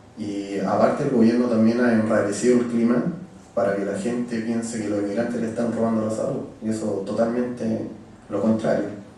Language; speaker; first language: Spanish; native; Spanish